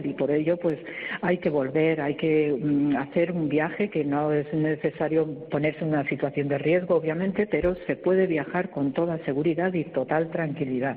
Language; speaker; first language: Spanish; native; Spanish